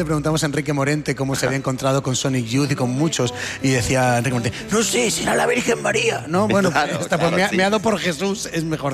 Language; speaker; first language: Spanish; native; Spanish